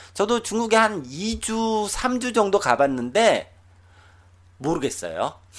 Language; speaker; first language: Korean; native; Korean